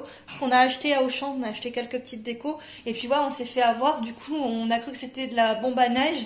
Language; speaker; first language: French; native; French